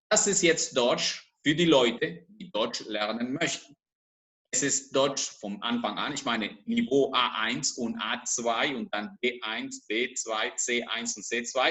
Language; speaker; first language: German; non-native, fluent; Spanish